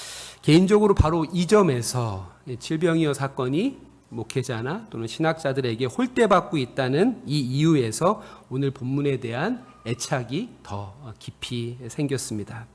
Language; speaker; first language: Korean; native; Korean